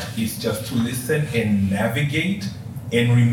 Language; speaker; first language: English; non-native, local second language; Swahili